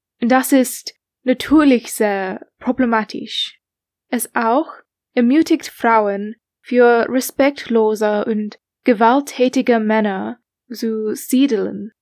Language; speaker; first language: German; non-native, learner; English